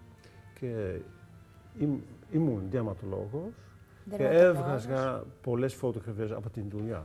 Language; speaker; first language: Greek; non-native, learner; Dutch